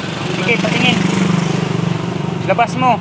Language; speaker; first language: Filipino; non-native, local second language; Cebuano